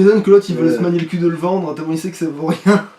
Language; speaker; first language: French; native; French